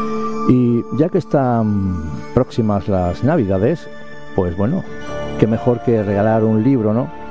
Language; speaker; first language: Spanish; native; Spanish